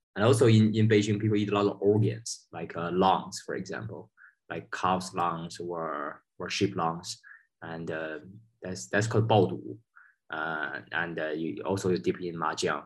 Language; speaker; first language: English; non-native, fluent; Chinese